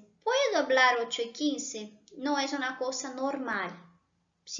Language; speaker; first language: Spanish; non-native, fluent; Portuguese